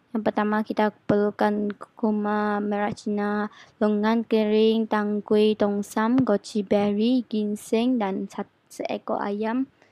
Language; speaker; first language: Malay; non-native, local second language; Chinese